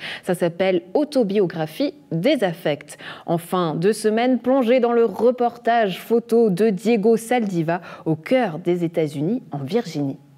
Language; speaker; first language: French; native; French